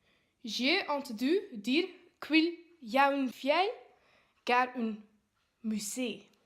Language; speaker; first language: French; non-native, learner; Dutch